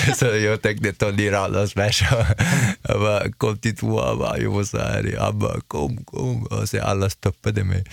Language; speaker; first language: Swedish; non-native, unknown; Chechen